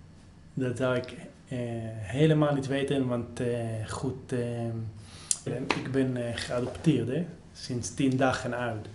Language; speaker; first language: Dutch; non-native, fluent; Hebrew